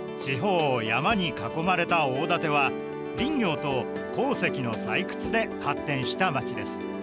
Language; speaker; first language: Japanese; non-native, fluent; English